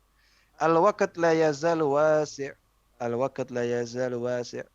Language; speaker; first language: Arabic; non-native, fluent; Indonesian